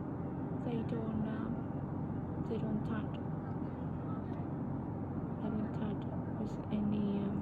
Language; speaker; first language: English; non-native, learner; Vietnamese